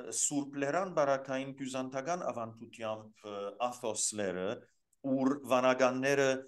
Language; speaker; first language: Armenian; early bilingual, heritage; Armenian